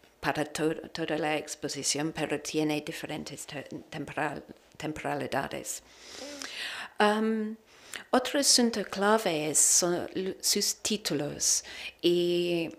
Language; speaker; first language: Spanish; non-native, learner; English